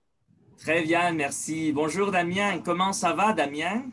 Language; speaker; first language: French; non-native, fluent; Spanish